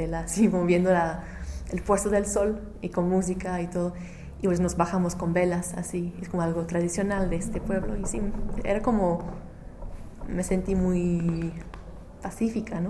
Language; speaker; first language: Spanish; non-native, fluent; English